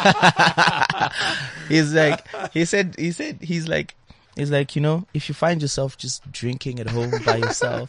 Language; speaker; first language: English; non-native, local second language; Shona